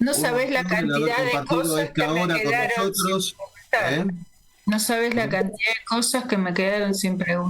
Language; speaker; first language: Spanish; native; Spanish